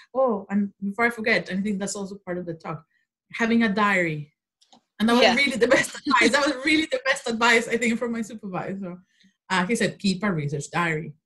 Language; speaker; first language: English; non-native, fluent; Spanish